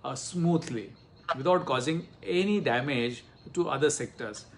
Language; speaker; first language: English; non-native, local second language; Marathi